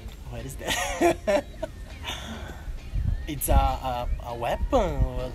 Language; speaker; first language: English; non-native, fluent; Portuguese